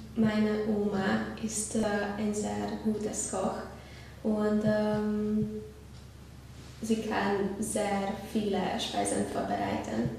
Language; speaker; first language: German; non-native, learner; Hungarian